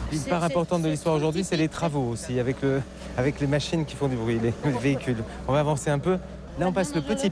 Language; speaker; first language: French; native; French